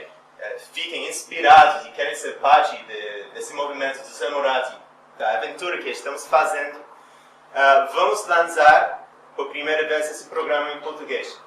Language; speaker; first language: Portuguese; non-native, fluent; English